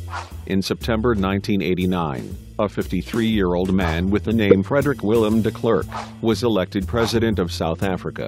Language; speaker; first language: English; non-native, fluent; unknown